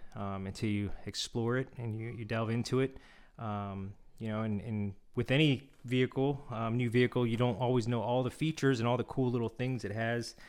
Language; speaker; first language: English; non-native, fluent; Korean